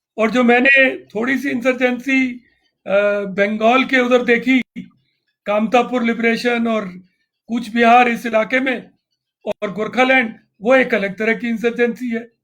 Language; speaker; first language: Hindi; non-native, local second language; Punjabi